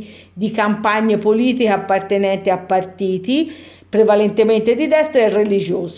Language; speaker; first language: Italian; native; Italian